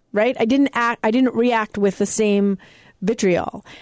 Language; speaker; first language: English; native; English